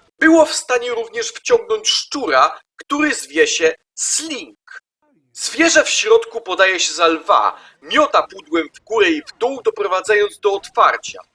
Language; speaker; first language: Polish; native; Polish